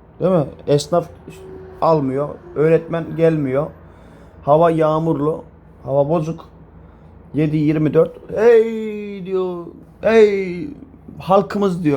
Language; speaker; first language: Turkish; native; Turkish